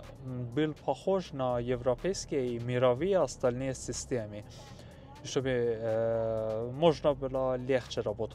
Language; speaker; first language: Russian; non-native, fluent; Persian